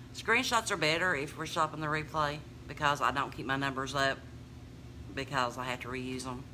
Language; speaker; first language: English; native; English